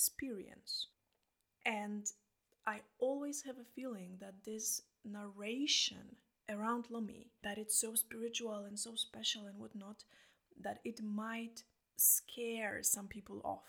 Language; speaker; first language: English; non-native, fluent; Polish